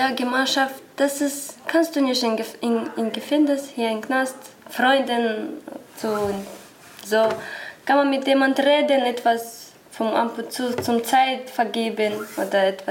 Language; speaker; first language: German; non-native, learner; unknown